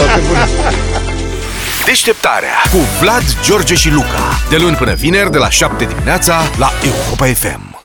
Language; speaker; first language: Romanian; native; Romanian